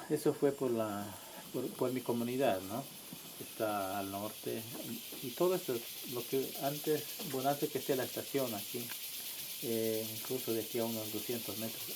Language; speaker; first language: Spanish; non-native, local second language; Quechua